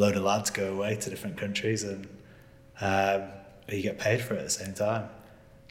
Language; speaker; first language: English; native; English